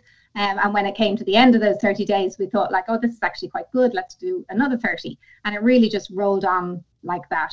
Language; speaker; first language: English; native; English